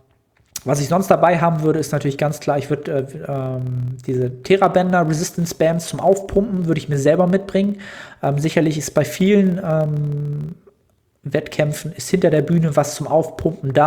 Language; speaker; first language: German; native; German